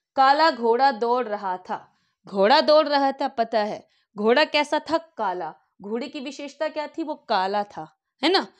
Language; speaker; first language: Hindi; native; Hindi